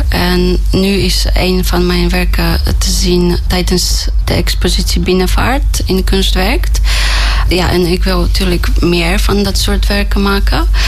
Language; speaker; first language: Dutch; non-native, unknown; Polish